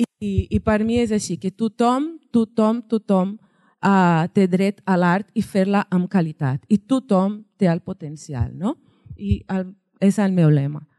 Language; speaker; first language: Catalan; non-native, fluent; Portuguese